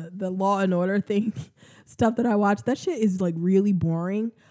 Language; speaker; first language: English; native; English